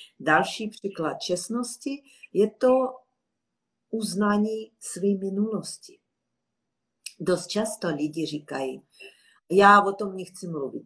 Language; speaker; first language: Czech; non-native, fluent; Russian